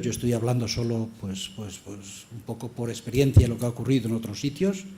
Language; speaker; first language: Spanish; native; Spanish